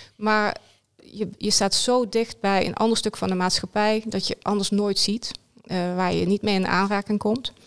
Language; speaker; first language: Dutch; native; Dutch